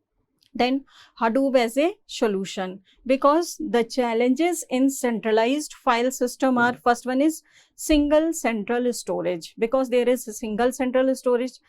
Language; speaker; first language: English; non-native, local second language; Hindi